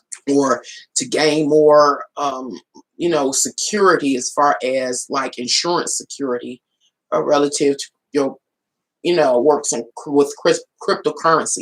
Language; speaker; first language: English; native; English